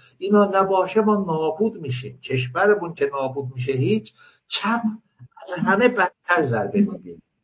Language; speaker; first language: Persian; non-native, local second language; Azerbaijani